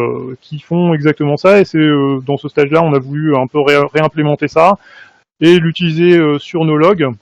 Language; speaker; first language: French; native; French